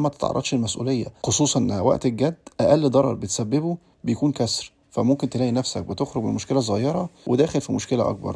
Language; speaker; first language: Arabic; native; Arabic